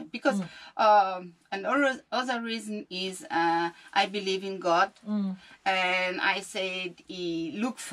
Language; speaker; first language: English; non-native, learner; French